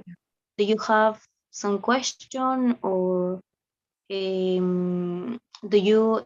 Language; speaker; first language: English; non-native, learner; Spanish